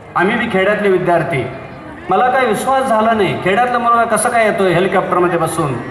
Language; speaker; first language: Marathi; non-native, local second language; Kannada